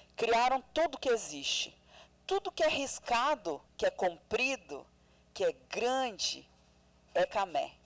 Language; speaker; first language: Portuguese; non-native, local second language; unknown